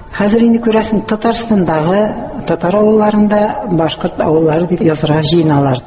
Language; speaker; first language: Tatar; native; Tatar